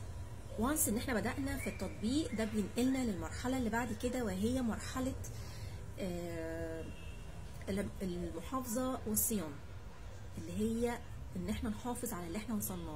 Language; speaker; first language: Arabic; native; Arabic